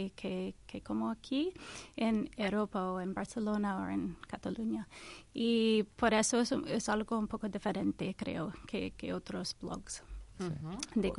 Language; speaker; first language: Spanish; non-native, learner; English